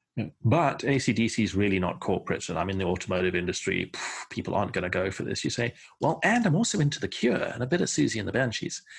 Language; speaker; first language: English; native; English